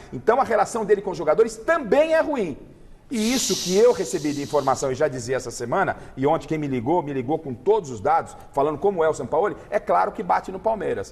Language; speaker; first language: Portuguese; native; Portuguese